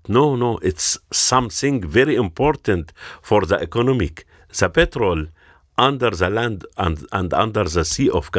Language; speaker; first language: English; non-native, learner; Arabic